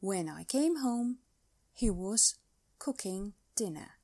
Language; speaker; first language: English; non-native, fluent; Russian